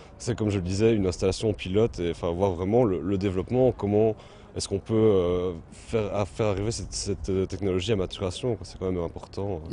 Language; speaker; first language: French; native; French